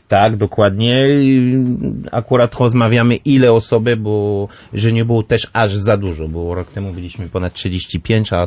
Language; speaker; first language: Polish; non-native, learner; French